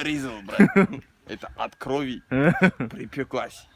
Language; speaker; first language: Russian; native; Russian